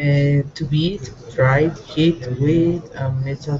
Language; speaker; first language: English; non-native, learner; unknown